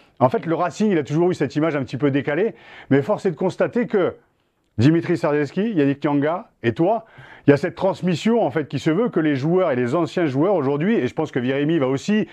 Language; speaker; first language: French; native; French